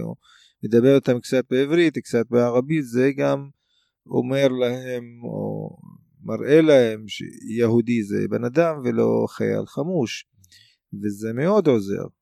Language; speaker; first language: Hebrew; non-native, local second language; Arabic